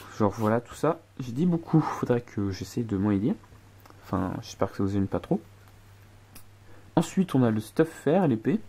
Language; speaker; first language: French; native; French